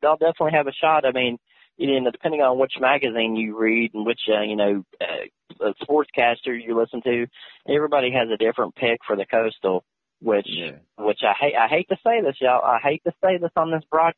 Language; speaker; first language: English; native; English